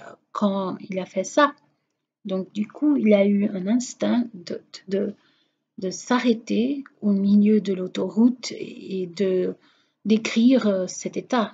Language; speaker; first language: French; non-native, fluent; Portuguese